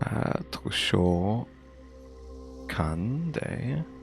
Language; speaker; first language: Japanese; non-native, learner; English